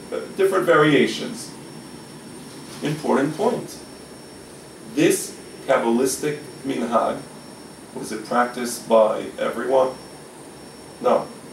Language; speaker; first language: English; native; English